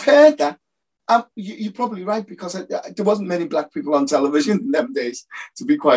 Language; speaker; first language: English; native; English